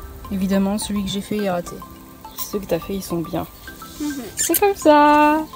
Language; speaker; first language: French; native; French